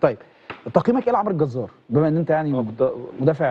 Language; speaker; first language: Arabic; native; Arabic